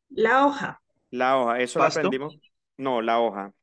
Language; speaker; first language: Spanish; native; Spanish